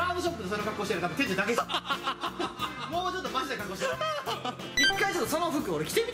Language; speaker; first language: Japanese; native; Japanese